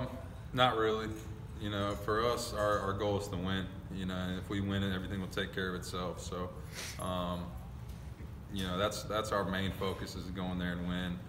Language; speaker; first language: English; native; English